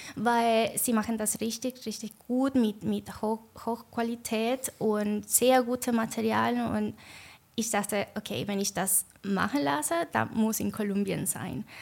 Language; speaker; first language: German; non-native, learner; Spanish